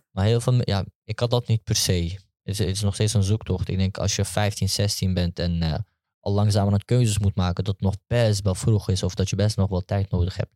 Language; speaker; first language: Dutch; native; Dutch